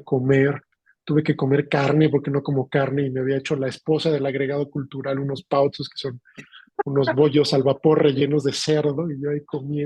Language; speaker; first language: Spanish; native; Spanish